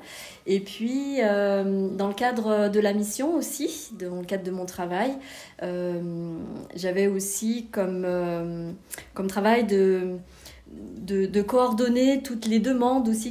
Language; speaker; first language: French; native; French